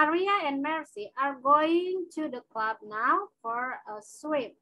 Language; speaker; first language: English; non-native, fluent; Indonesian